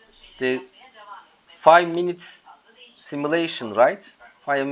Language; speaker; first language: English; non-native, learner; Turkish